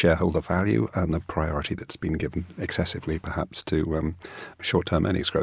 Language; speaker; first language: English; native; English